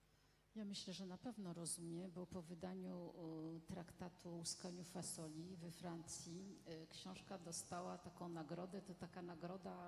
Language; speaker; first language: Polish; non-native, fluent; French